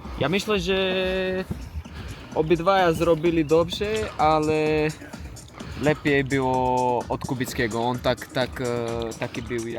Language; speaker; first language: Polish; early bilingual, heritage; Polish